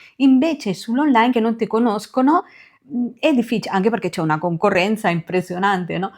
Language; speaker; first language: Italian; non-native, fluent; Spanish